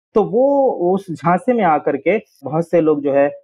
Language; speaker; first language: Hindi; non-native, local second language; Urdu